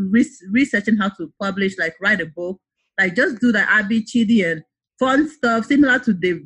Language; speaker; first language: English; non-native, local second language; Igbo